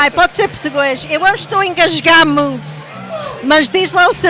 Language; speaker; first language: Portuguese; early bilingual, heritage; Portuguese